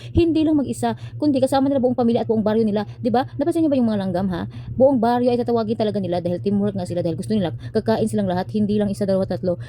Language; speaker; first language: Filipino; non-native, local second language; Cebuano